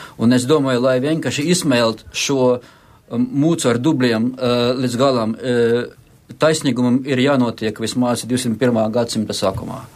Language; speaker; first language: Latvian; non-native, local second language; Russian